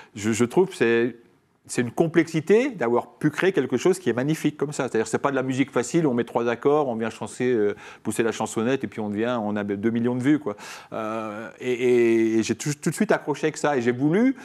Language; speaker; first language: French; native; French